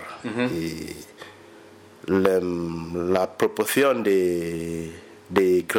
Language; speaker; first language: Spanish; non-native, learner; English